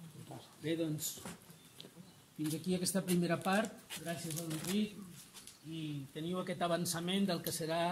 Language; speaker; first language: Catalan; native; Catalan